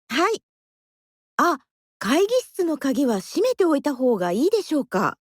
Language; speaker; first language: Japanese; non-native, learner; Indonesian